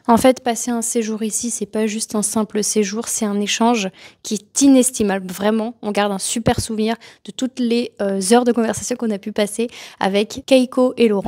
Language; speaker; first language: French; native; French